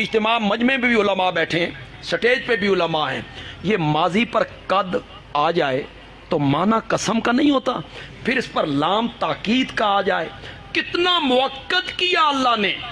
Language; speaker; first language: Urdu; non-native, local second language; Punjabi